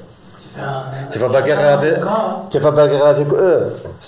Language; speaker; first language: French; non-native, learner; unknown